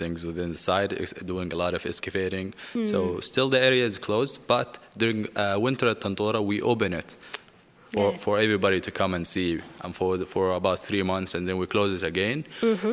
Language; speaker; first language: English; non-native, fluent; Arabic